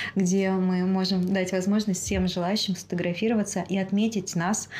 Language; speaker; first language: Russian; native; Russian